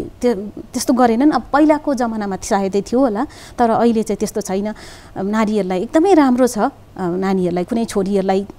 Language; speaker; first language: Nepali; native; Nepali